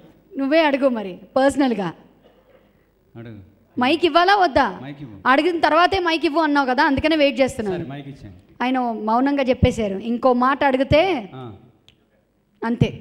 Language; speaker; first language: Telugu; native; Telugu